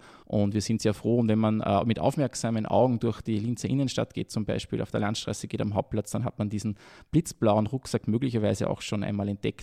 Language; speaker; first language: German; native; German